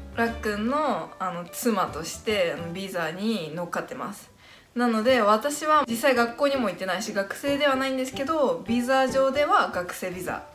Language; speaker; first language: Japanese; native; Japanese